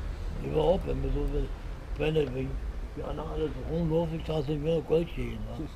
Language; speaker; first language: German; native; German